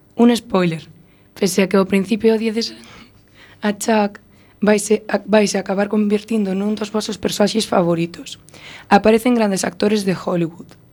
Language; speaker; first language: Galician; non-native, local second language; Spanish